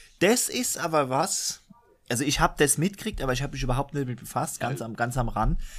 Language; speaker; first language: German; native; German